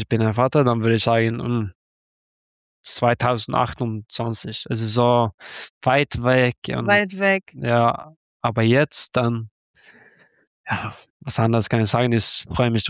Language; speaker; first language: German; non-native, learner; Norwegian